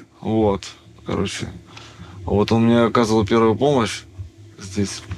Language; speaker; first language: Russian; native; Russian